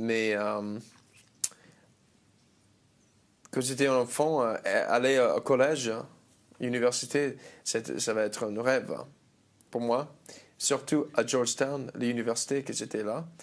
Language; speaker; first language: French; non-native, learner; English